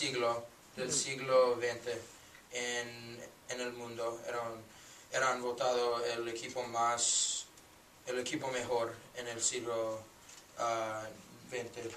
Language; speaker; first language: Spanish; non-native, learner; English